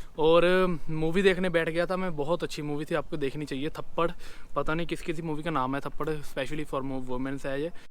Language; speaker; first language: Hindi; non-native, local second language; Punjabi